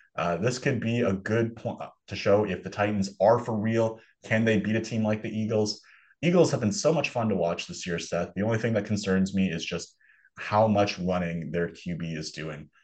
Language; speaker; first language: English; native; English